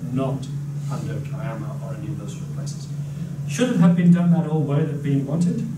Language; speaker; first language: English; native; English